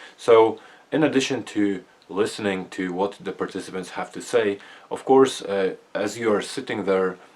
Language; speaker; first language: English; non-native, fluent; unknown